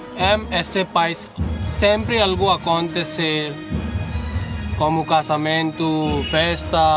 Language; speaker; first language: Portuguese; non-native, learner; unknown